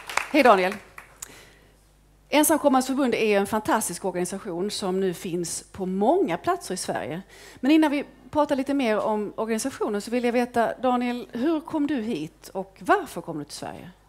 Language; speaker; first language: Swedish; native; Swedish